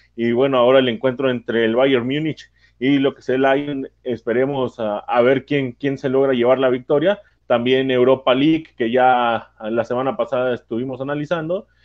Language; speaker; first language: Spanish; native; Spanish